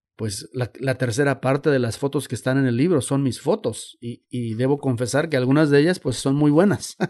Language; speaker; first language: Spanish; native; Spanish